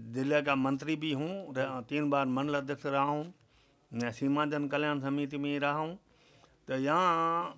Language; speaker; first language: Hindi; native; Hindi